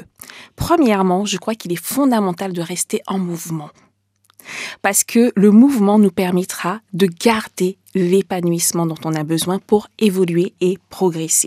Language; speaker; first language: French; native; French